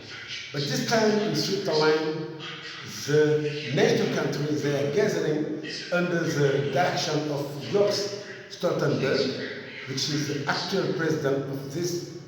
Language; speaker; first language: English; non-native, fluent; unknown